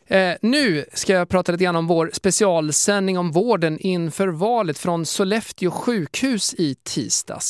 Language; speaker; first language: Swedish; native; Swedish